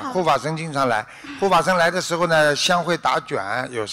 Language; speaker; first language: Chinese; native; Chinese